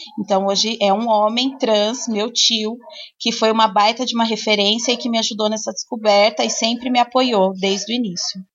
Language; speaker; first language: Portuguese; native; Portuguese